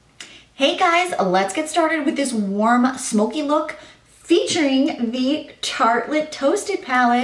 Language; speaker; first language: English; native; English